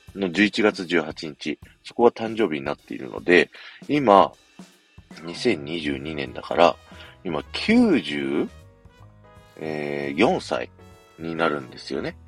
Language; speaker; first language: Japanese; native; Japanese